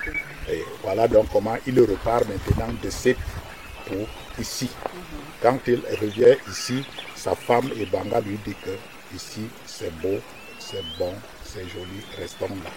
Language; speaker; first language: French; non-native, local second language; Basaa